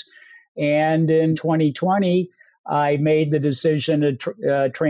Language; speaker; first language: English; native; English